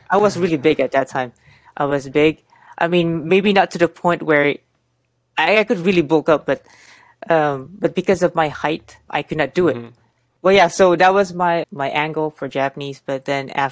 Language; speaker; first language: English; non-native, local second language; Cebuano